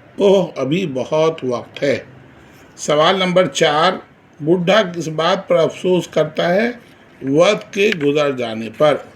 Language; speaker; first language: Urdu; native; Urdu